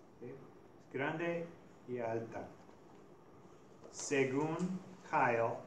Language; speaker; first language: Spanish; non-native, fluent; English